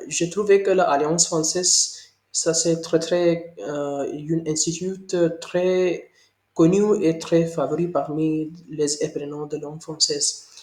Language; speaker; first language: French; non-native, learner; Hindi